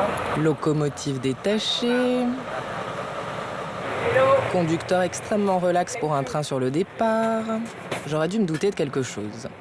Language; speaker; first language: French; native; French